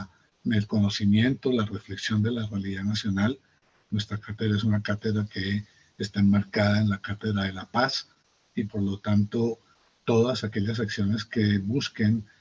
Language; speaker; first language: Spanish; native; Spanish